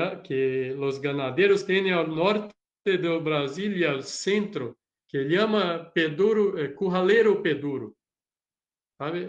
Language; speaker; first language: Spanish; non-native, learner; Portuguese